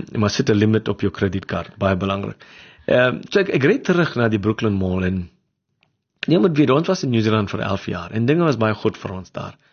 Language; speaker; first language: Afrikaans; non-native, local second language; English